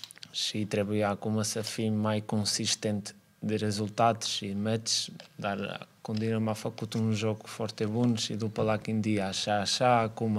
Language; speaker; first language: Romanian; non-native, learner; Portuguese